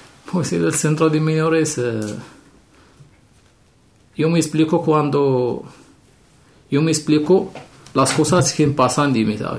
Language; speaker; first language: Spanish; non-native, learner; Arabic